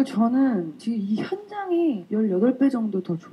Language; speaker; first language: Korean; native; Korean